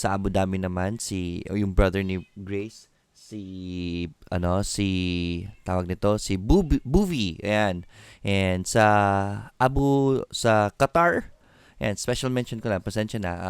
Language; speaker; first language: Filipino; native; Filipino